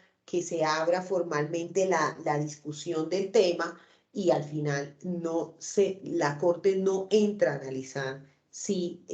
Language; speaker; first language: Spanish; native; Spanish